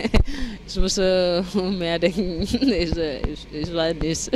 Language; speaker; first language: German; non-native, learner; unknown